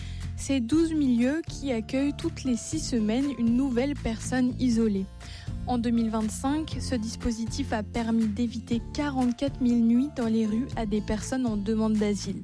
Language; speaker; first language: French; native; French